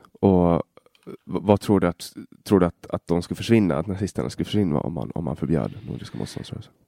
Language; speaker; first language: Swedish; native; Swedish